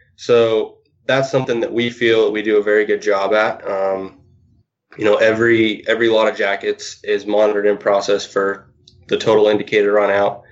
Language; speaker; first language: English; native; English